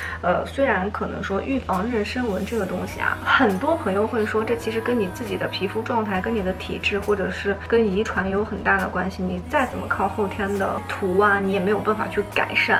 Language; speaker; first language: Chinese; native; Chinese